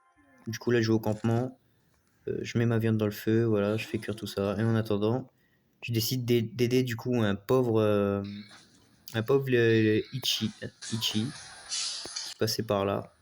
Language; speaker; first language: French; native; French